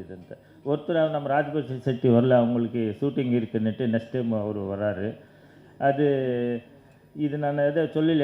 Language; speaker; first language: Tamil; non-native, learner; Kannada